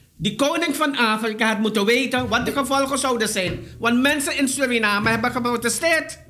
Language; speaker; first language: Dutch; native; Dutch